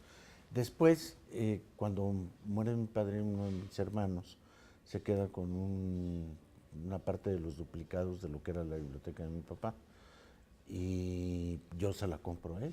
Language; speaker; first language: Spanish; native; Spanish